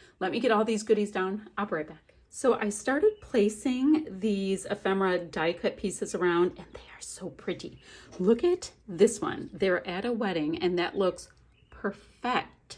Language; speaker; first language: English; native; English